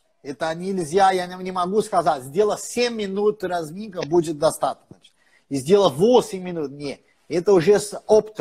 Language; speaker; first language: Russian; non-native, fluent; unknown